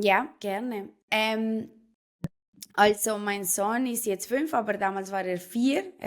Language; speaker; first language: German; non-native, fluent; Spanish